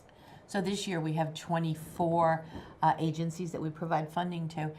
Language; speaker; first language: English; native; English